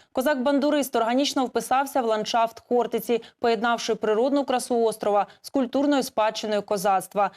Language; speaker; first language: Ukrainian; native; Ukrainian